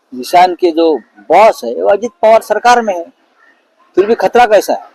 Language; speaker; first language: Hindi; non-native, local second language; Marathi